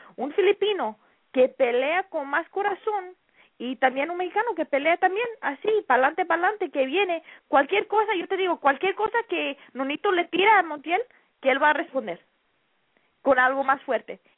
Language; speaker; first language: Spanish; early bilingual, heritage; Spanish